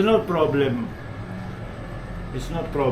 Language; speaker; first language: English; non-native, learner; Greek